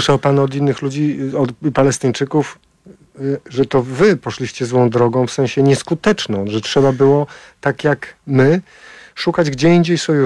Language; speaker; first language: Polish; native; Polish